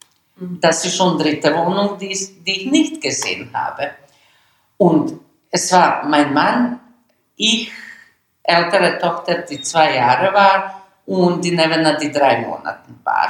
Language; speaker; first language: German; non-native, learner; Bosnian